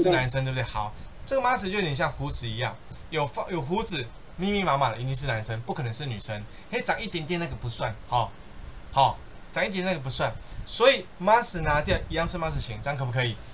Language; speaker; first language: Chinese; native; Chinese